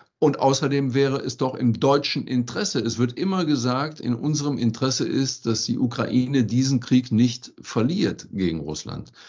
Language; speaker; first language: German; native; German